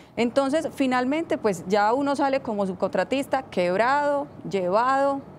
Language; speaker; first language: Spanish; native; Spanish